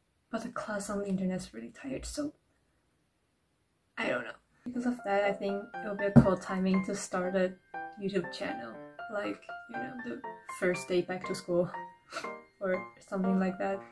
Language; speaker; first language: English; non-native, fluent; Chinese